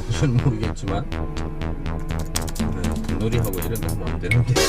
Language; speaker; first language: Korean; native; Korean